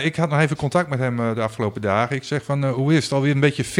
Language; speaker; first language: Dutch; native; Dutch